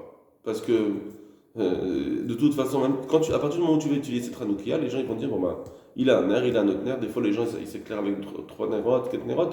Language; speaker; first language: French; native; French